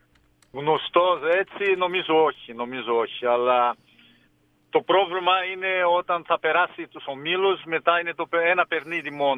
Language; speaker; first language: Greek; non-native, fluent; Portuguese